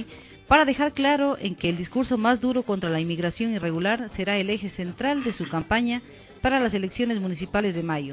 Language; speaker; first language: Spanish; native; Spanish